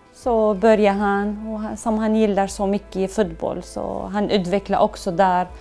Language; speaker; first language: Swedish; non-native, learner; Arabic